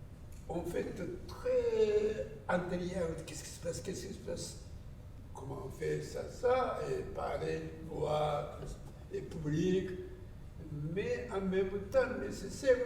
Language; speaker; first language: French; non-native, learner; Japanese